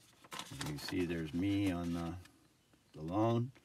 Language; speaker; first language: English; native; English